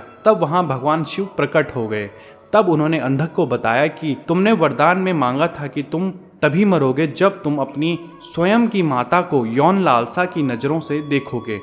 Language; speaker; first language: Hindi; native; Hindi